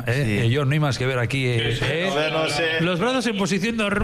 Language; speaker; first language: Spanish; native; Spanish